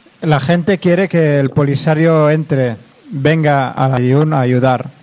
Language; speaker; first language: Spanish; non-native, local second language; Catalan